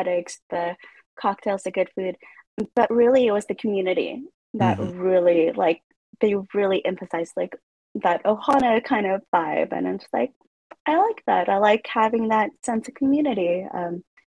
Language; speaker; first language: English; native; English